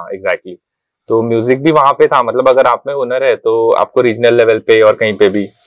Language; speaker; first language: Hindi; non-native, local second language; Marathi